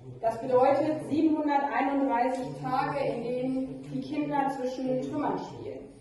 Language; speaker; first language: German; native; German